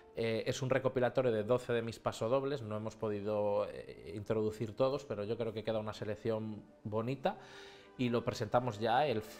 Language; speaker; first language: Spanish; native; Spanish